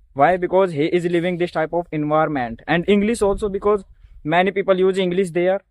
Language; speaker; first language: English; non-native, learner; Hindi